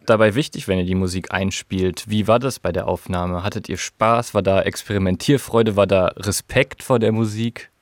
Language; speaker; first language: German; native; German